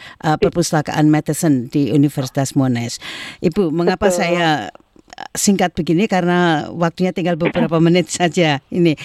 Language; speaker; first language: Indonesian; non-native, local second language; Javanese